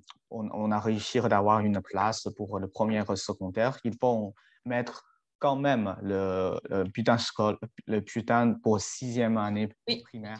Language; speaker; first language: French; non-native, fluent; Chinese